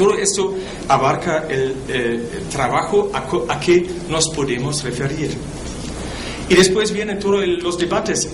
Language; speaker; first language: Spanish; non-native, fluent; German